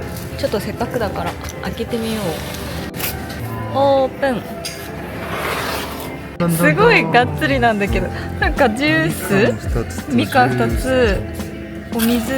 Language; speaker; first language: Japanese; native; Japanese